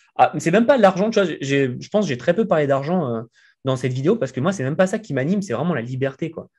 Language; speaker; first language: French; native; French